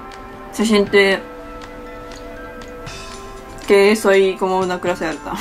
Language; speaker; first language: Spanish; non-native, fluent; Japanese